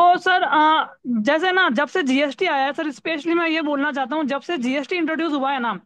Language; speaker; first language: Hindi; native; Hindi